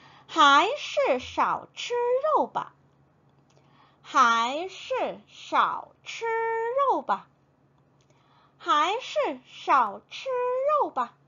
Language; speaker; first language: Chinese; non-native, fluent; Korean